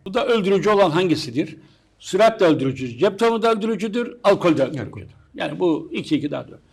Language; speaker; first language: Turkish; native; Turkish